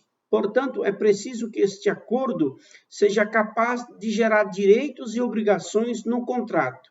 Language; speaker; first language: Portuguese; native; Portuguese